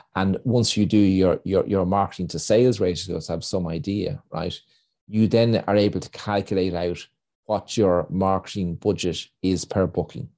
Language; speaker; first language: English; native; English